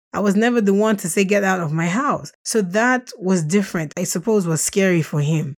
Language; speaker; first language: English; non-native, local second language; Russian